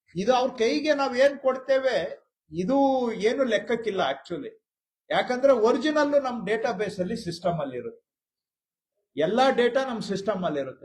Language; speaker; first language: Kannada; native; Kannada